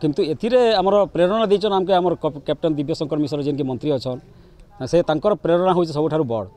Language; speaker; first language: Odia; native; Odia